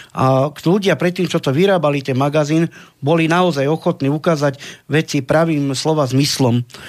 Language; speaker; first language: Slovak; non-native, local second language; Romany